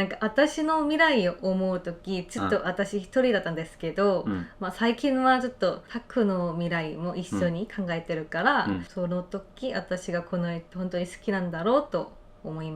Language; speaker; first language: Japanese; non-native, fluent; Korean